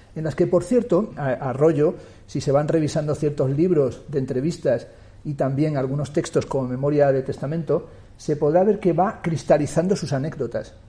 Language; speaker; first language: Spanish; native; Spanish